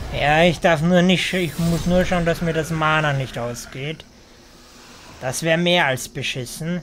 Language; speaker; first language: German; native; German